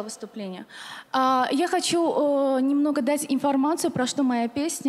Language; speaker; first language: Russian; non-native, fluent; Azerbaijani